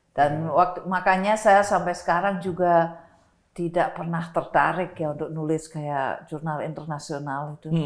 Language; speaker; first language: Indonesian; non-native, fluent; German